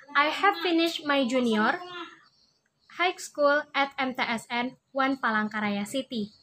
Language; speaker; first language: English; non-native, learner; Indonesian